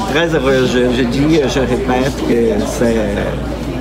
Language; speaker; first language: French; non-native, learner; Portuguese